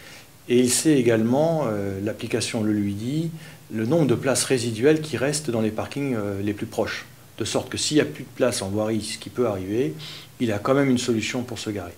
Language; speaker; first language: French; native; French